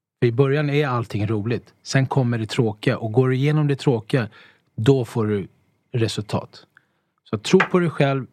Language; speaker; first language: Swedish; early bilingual, other home language; Italian